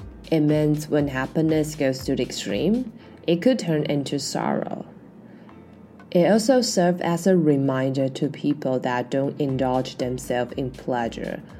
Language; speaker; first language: English; non-native, fluent; Chinese